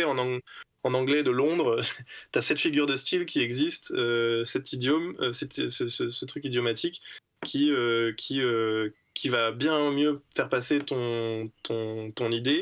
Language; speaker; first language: French; native; French